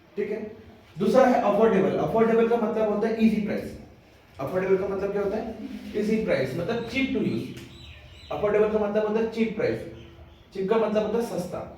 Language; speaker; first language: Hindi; non-native, local second language; Marathi